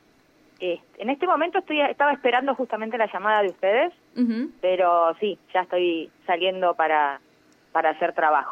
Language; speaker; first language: Spanish; native; Spanish